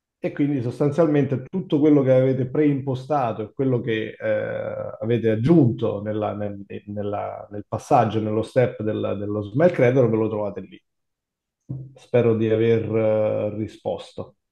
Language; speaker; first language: Italian; native; Italian